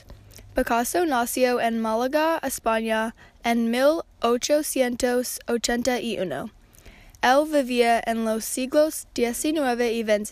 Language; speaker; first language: Spanish; non-native, learner; English